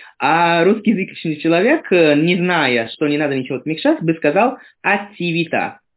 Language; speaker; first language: Russian; non-native, fluent; Italian